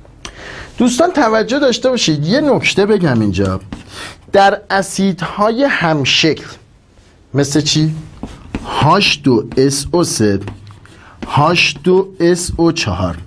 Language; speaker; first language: Persian; native; Persian